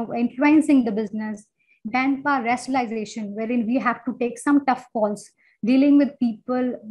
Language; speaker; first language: English; non-native, local second language; Hindi